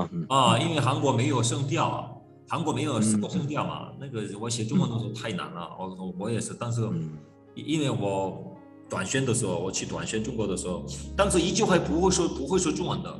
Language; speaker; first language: Chinese; non-native, fluent; Korean